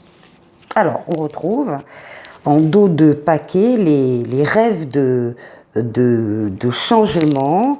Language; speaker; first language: French; native; French